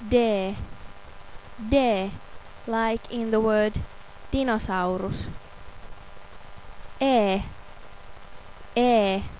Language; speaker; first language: English; non-native, fluent; Finnish